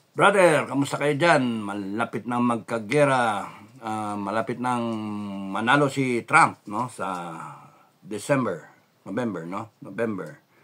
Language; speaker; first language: Filipino; native; Filipino